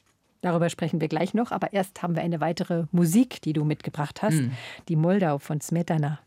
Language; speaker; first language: German; native; German